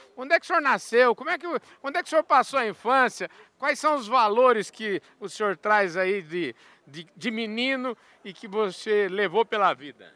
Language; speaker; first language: Portuguese; native; Portuguese